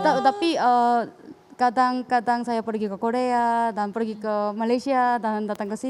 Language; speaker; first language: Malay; non-native, learner; Korean